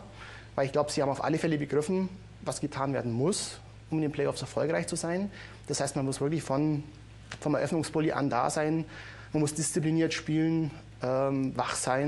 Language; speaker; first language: German; native; German